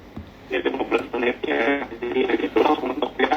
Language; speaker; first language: Indonesian; native; Indonesian